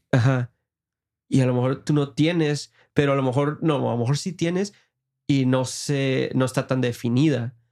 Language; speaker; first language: Spanish; early bilingual, heritage; Spanish